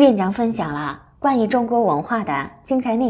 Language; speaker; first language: Chinese; non-native, fluent; Korean